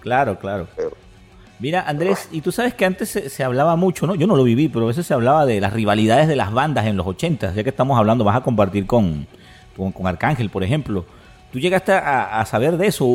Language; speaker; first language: Spanish; native; Spanish